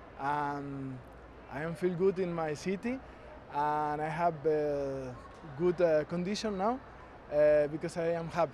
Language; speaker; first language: English; non-native, learner; Spanish